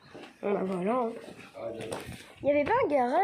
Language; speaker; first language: French; native; French